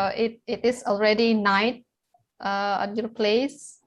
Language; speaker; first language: English; non-native, fluent; Indonesian